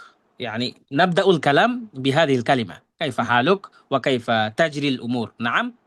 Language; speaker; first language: Arabic; non-native, fluent; Bangla